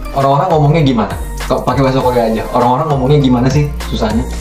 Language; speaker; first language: Indonesian; native; Indonesian